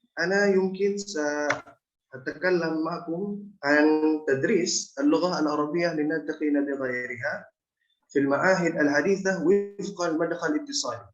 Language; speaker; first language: Arabic; non-native, fluent; Indonesian